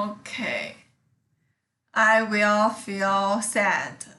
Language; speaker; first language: English; non-native, learner; Chinese